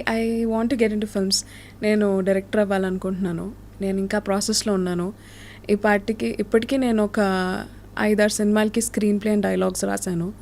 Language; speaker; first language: Telugu; native; Telugu